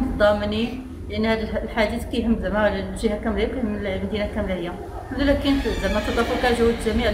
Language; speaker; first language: Arabic; native; Arabic